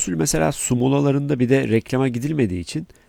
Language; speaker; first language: Turkish; native; Turkish